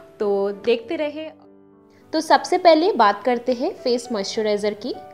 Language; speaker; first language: Hindi; non-native, local second language; Bangla